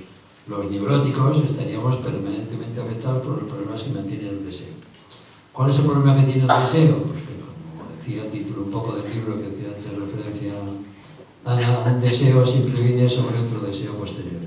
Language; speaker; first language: Spanish; native; Spanish